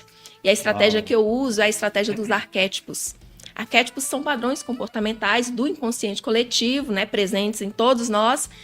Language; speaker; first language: Portuguese; native; Portuguese